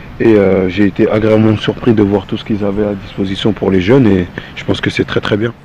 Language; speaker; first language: French; native; French